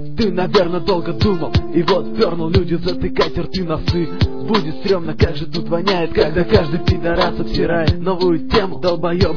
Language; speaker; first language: Russian; native; Russian